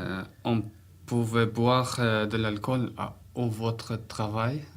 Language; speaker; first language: French; non-native, learner; Albanian